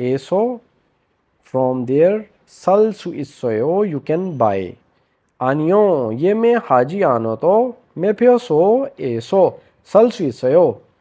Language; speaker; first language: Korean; non-native, fluent; Urdu